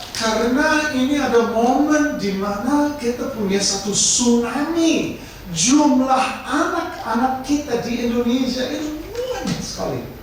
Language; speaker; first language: Indonesian; non-native, fluent; English